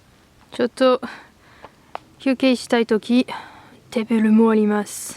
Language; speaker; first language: Japanese; non-native, learner; French